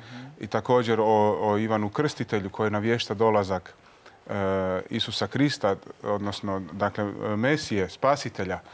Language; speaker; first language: Croatian; native; Croatian